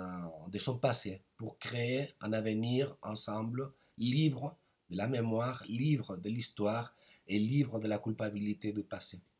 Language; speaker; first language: French; non-native, fluent; Spanish